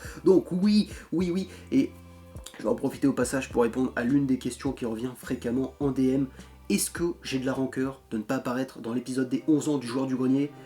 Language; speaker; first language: French; native; French